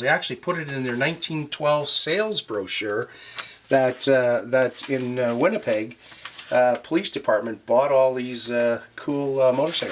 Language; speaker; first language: English; native; English